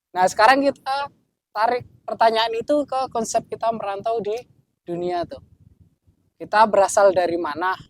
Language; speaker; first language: Indonesian; non-native, local second language; Sundanese